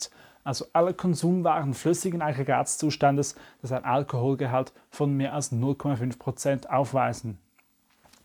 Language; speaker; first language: German; native; German